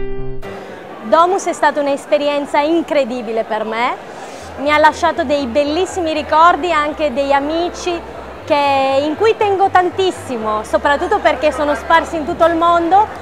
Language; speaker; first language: Italian; non-native, fluent; German